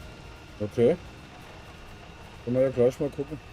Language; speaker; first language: German; native; German